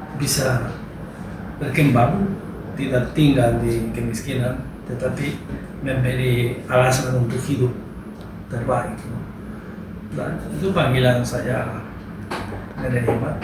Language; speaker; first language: Indonesian; non-native, learner; Spanish